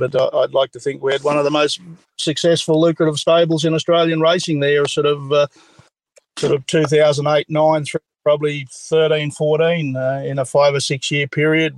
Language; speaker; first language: English; native; English